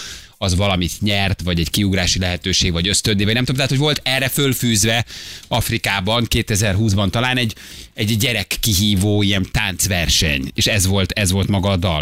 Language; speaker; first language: Hungarian; native; Hungarian